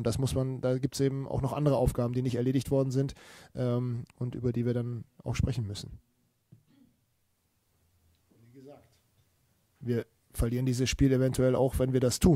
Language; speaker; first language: German; native; German